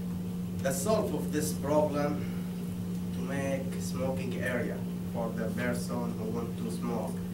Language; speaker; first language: English; non-native, learner; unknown